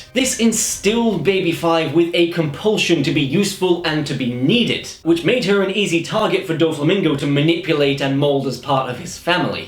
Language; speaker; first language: English; native; English